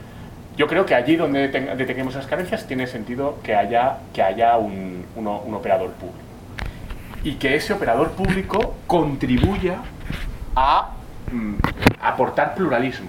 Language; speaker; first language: Spanish; native; Spanish